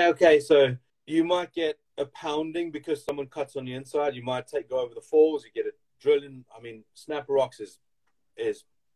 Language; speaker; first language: English; native; English